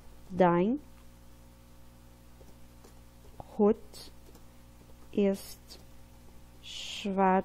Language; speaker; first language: German; non-native, fluent; Portuguese